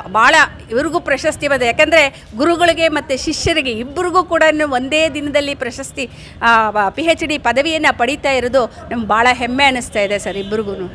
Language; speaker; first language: Kannada; native; Kannada